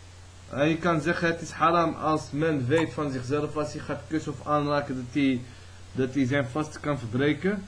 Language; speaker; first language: Dutch; early bilingual, other home language; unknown